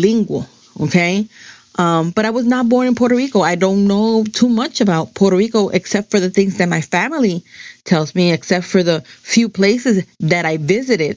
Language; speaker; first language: English; early bilingual, other home language; Spanish